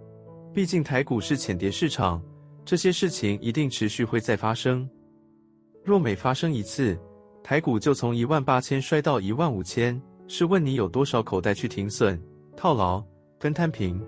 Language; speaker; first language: Chinese; native; Chinese